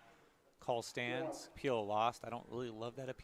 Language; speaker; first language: English; native; English